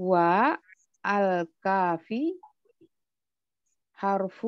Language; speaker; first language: Arabic; non-native, learner; Indonesian